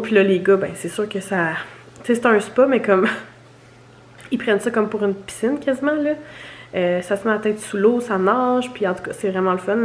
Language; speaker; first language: French; native; French